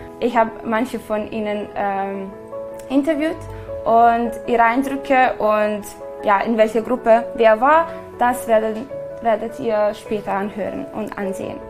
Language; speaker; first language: German; non-native, fluent; Serbian